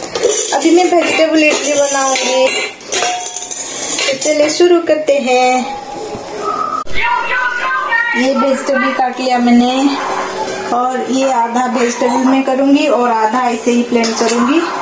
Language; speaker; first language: Hindi; native; Hindi